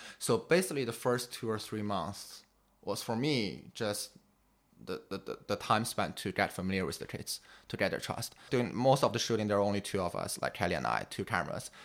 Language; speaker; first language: English; non-native, fluent; Chinese